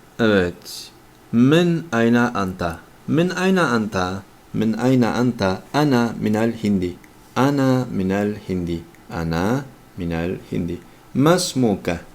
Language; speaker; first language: Arabic; non-native, fluent; Turkish